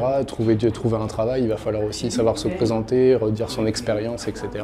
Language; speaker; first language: French; native; French